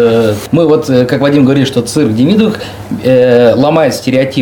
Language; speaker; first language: Russian; native; Russian